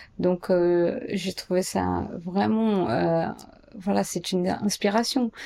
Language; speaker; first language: French; non-native, fluent; Portuguese